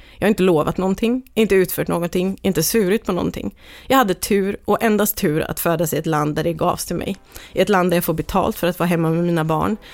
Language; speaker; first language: Swedish; native; Swedish